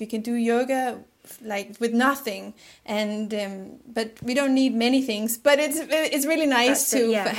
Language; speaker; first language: English; non-native, fluent; Danish